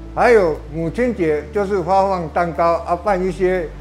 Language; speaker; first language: Chinese; native; Chinese